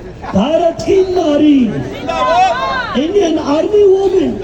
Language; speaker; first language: Hindi; non-native, local second language; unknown